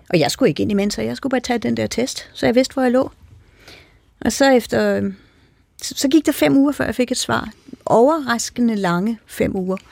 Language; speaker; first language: Danish; native; Danish